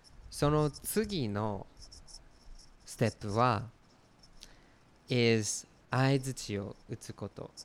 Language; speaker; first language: Japanese; non-native, fluent; English